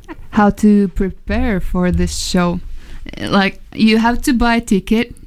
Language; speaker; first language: English; non-native, fluent; Latvian